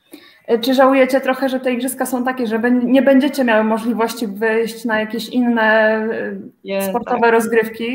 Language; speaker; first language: Polish; native; Polish